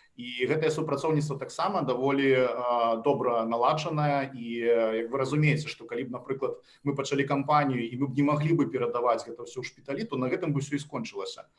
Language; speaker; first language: Belarusian; non-native, local second language; Russian